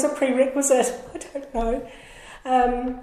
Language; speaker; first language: English; native; English